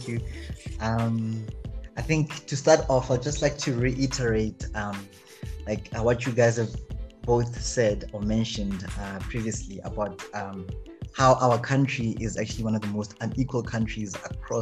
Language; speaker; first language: English; non-native, local second language; Zulu